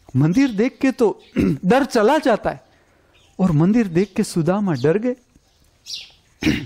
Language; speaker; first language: Hindi; non-native, local second language; Gujarati